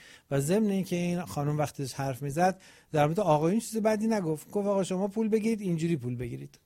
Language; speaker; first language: Persian; native; Persian